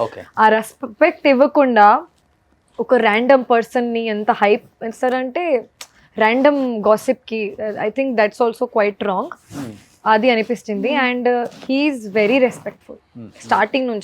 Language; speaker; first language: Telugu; non-native, fluent; Hindi